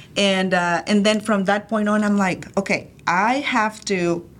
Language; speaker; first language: English; early bilingual, other home language; Spanish